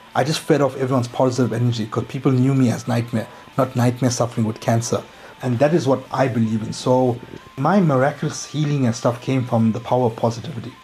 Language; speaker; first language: English; native; English